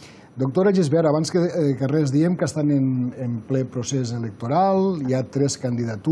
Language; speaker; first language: Catalan; native; Catalan